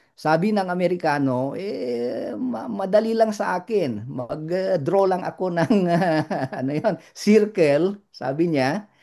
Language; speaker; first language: Filipino; non-native, local second language; Iloko